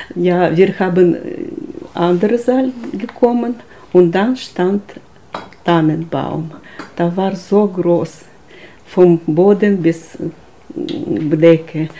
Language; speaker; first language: German; non-native, learner; Russian